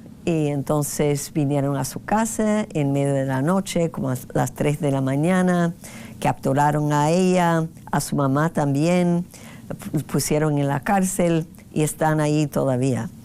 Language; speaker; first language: Spanish; non-native, fluent; English